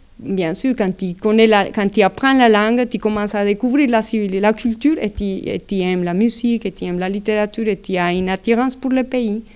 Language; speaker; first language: French; non-native, fluent; Spanish